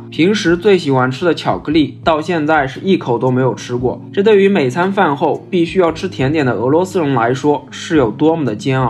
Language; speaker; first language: Chinese; native; Chinese